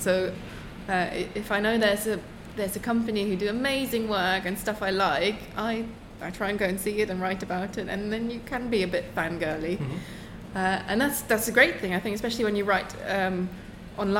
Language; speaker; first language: English; non-native, fluent; German